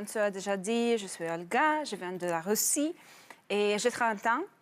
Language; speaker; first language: French; non-native, learner; Russian